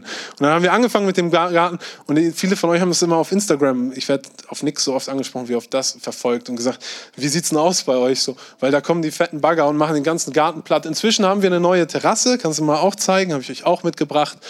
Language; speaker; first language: German; native; German